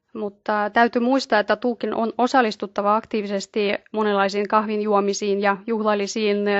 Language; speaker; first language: Finnish; non-native, fluent; Russian